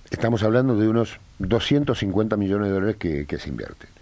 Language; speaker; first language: Spanish; native; Spanish